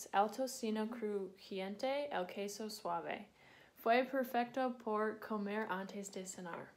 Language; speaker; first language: Spanish; non-native, learner; English